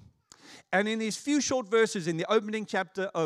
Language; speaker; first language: English; native; English